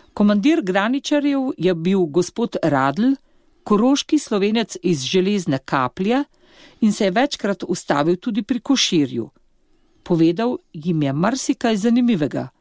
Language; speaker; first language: Slovenian; native; Slovenian